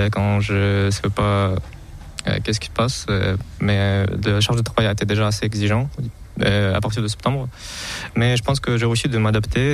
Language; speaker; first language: French; non-native, fluent; Kazakh